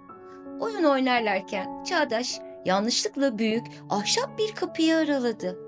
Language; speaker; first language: Turkish; native; Turkish